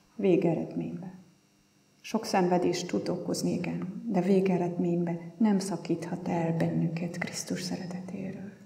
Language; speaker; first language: Hungarian; non-native, fluent; German